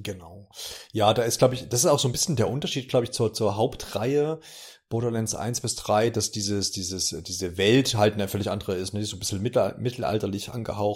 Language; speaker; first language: German; native; German